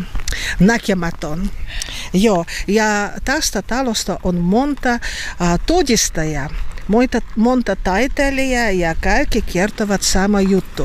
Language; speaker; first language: Finnish; non-native, learner; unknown